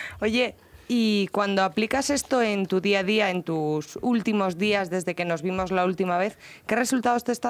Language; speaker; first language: Spanish; native; Spanish